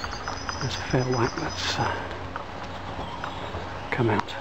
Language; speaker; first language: English; native; English